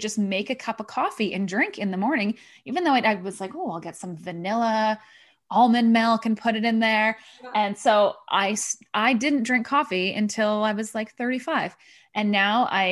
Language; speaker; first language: English; native; English